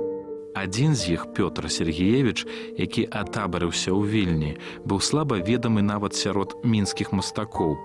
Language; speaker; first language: Belarusian; native; Belarusian